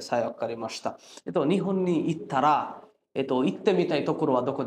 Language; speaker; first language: Japanese; non-native, fluent; Bangla